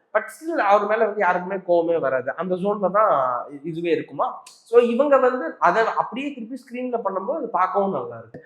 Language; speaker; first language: Tamil; native; Tamil